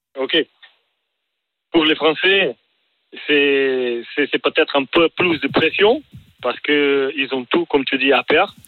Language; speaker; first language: French; non-native, learner; Portuguese